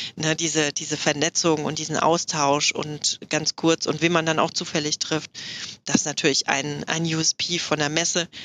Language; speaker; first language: German; native; German